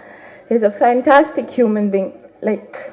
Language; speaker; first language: Tamil; non-native, local second language; Bangla